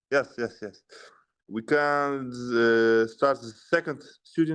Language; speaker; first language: English; non-native, learner; Russian